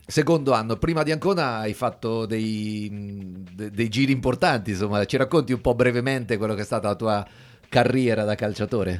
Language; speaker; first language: Italian; native; Italian